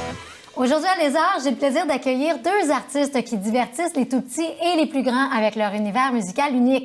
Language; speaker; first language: French; native; French